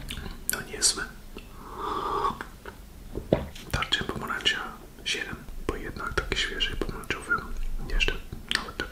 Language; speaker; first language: Polish; early bilingual, heritage; Polish